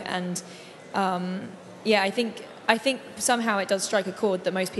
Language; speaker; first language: English; native; English